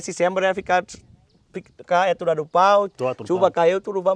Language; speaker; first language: Portuguese; non-native, learner; Vietnamese